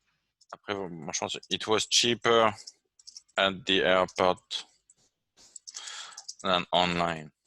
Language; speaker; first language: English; non-native, fluent; French